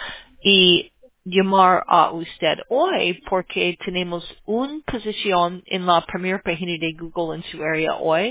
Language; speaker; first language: Spanish; non-native, learner; English